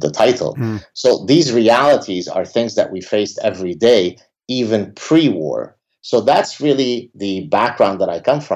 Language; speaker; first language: English; early bilingual, other home language; Arabic